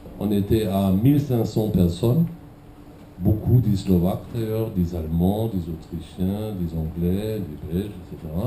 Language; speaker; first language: French; non-native, fluent; German